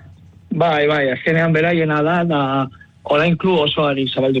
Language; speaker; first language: Basque; native; Basque